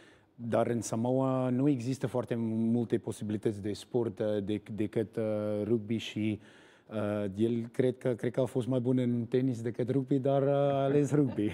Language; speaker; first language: Romanian; non-native, learner; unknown